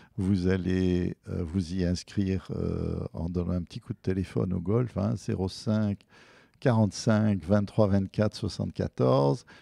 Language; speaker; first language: French; native; French